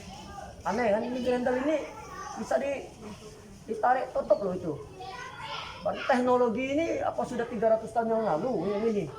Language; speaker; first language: Indonesian; native; Indonesian